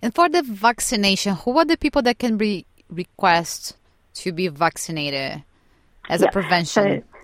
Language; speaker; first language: English; non-native, fluent; Portuguese